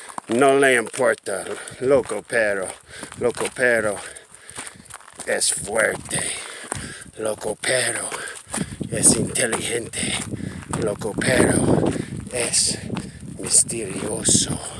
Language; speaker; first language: Spanish; non-native, learner; English